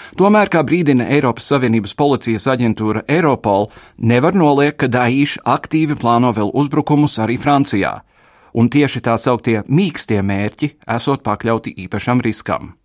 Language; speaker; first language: Latvian; early bilingual, heritage; Latvian